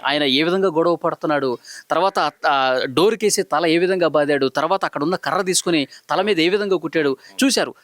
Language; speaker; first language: Telugu; native; Telugu